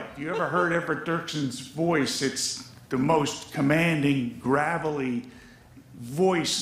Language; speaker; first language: English; native; English